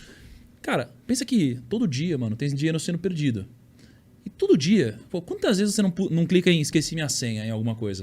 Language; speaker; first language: Portuguese; native; Portuguese